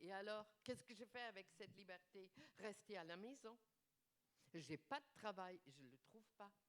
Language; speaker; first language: French; non-native, fluent; German